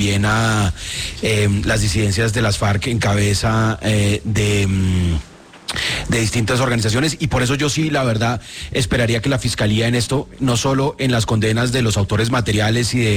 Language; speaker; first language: Spanish; native; Spanish